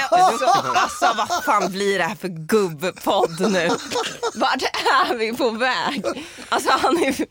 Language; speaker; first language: Swedish; native; Swedish